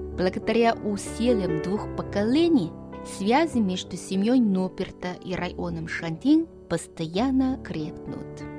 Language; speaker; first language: Russian; non-native, fluent; Chinese